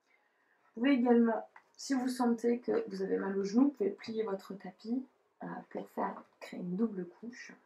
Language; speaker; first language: French; native; French